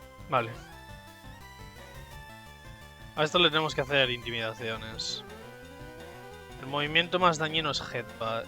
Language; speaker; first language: Spanish; native; Spanish